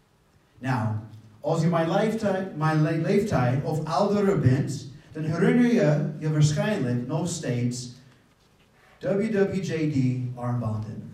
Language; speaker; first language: Dutch; non-native, fluent; English